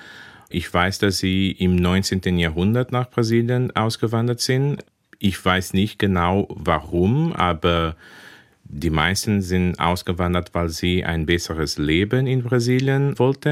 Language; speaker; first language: German; early bilingual, heritage; German